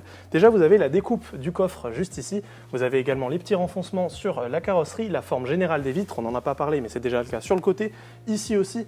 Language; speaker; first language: French; native; French